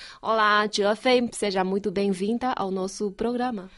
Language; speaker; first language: Portuguese; non-native, fluent; Chinese